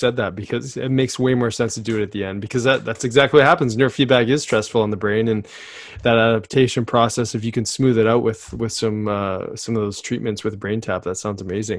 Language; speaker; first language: English; native; English